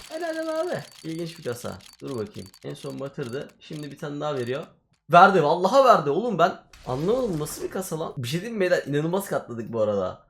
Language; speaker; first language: Turkish; native; Turkish